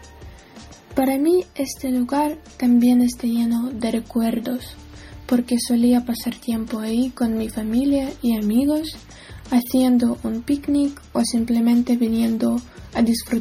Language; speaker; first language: Spanish; non-native, learner; Ukrainian